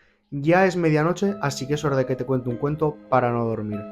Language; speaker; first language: Spanish; native; Spanish